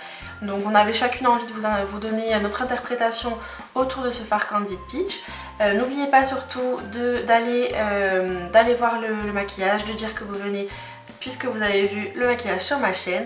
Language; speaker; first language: French; native; French